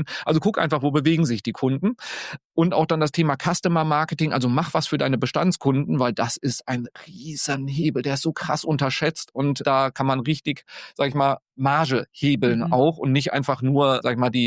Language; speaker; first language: German; native; German